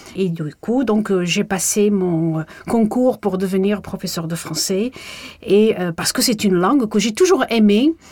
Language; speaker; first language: French; non-native, local second language; Arabic